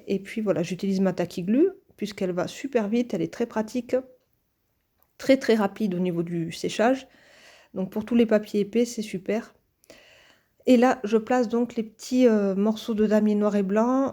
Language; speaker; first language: French; native; French